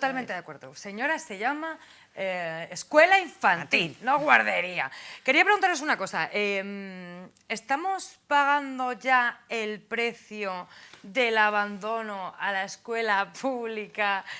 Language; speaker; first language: Spanish; native; Spanish